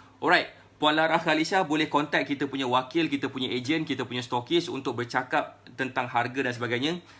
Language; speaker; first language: Malay; native; Malay